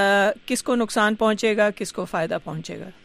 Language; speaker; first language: Urdu; native; Urdu